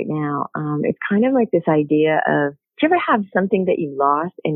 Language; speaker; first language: English; native; English